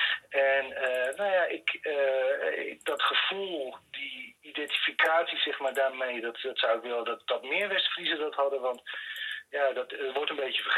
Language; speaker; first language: Dutch; native; Dutch